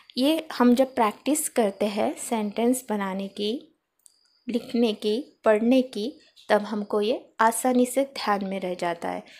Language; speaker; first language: Hindi; non-native, local second language; Marathi